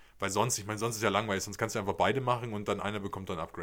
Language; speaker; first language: German; native; German